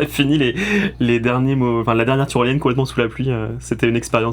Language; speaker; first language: French; native; French